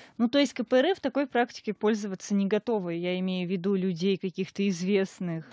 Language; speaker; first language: Russian; native; Russian